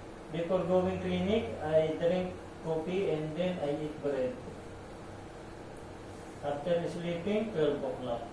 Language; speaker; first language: English; non-native, learner; Filipino